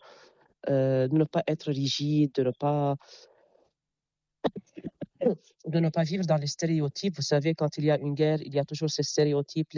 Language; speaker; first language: French; non-native, local second language; Arabic